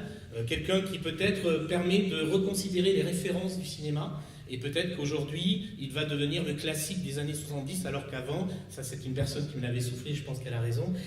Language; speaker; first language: French; native; French